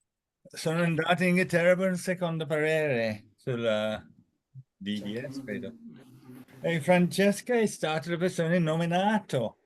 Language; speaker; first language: Italian; non-native, fluent; English